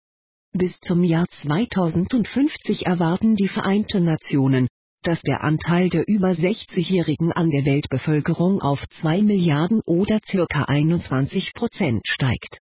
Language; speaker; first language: German; native; German